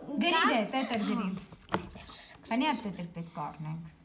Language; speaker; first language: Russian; non-native, learner; Armenian